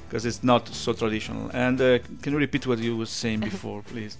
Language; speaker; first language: English; non-native, fluent; Italian